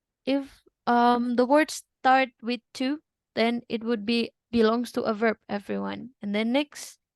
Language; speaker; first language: English; non-native, fluent; Indonesian